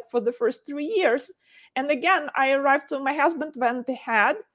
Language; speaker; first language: English; non-native, fluent; Ukrainian